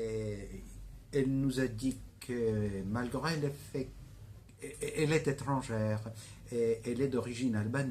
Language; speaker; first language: French; non-native, fluent; Greek